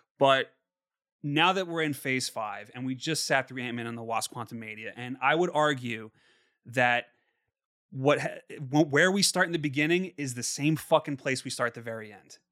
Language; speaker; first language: English; native; English